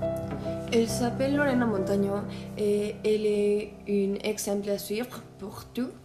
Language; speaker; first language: French; non-native, learner; Spanish